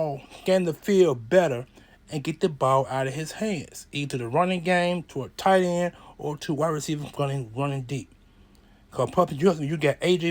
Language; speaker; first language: English; native; English